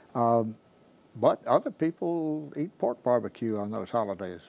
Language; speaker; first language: English; native; English